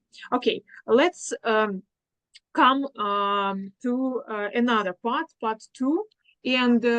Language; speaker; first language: English; non-native, fluent; Russian